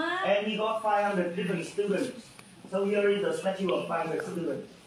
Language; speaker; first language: English; non-native, learner; Vietnamese